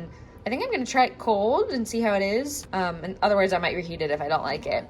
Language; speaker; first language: English; native; English